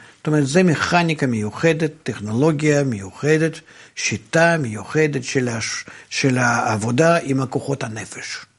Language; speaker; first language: Hebrew; non-native, fluent; Russian